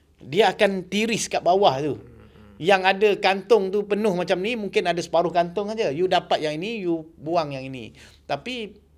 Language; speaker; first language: Malay; non-native, local second language; Chinese